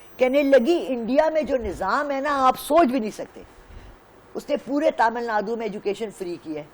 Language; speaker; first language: Urdu; non-native, local second language; Pashto